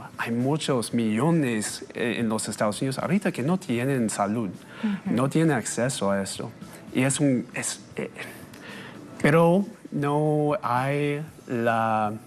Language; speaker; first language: Spanish; non-native, fluent; English